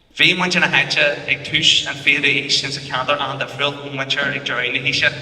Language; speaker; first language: Irish; non-native, local second language; English